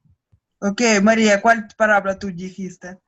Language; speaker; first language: Spanish; non-native, learner; Russian